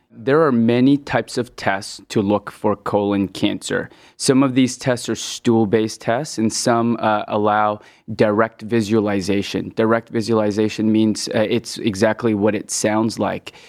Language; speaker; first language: English; early bilingual, other home language; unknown